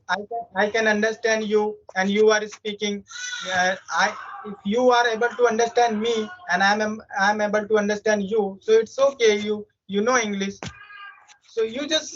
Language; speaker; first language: English; non-native, local second language; Hindi